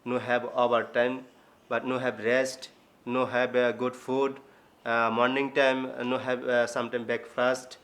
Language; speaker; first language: English; non-native, learner; Bangla